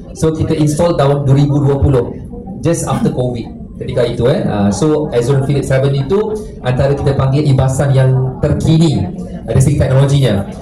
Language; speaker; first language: Malay; native; Malay